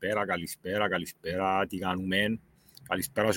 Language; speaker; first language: Greek; native; Greek